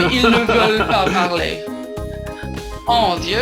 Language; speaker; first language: French; non-native, local second language; German